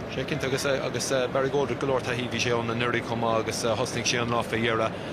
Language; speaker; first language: Irish; native; Irish